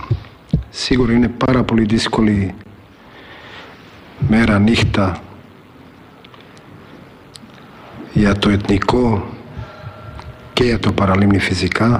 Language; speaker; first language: Greek; non-native, fluent; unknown